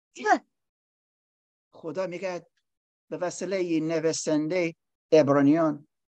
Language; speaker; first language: Persian; non-native, learner; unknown